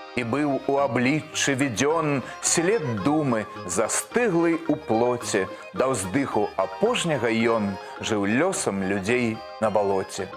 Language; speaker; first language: Belarusian; native; Belarusian